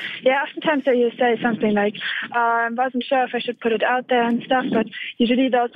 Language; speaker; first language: English; non-native, fluent; German